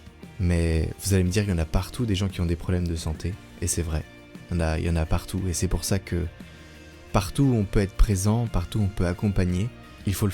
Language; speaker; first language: French; native; French